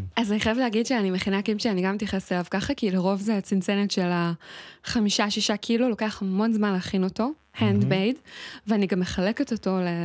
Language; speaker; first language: Hebrew; native; Hebrew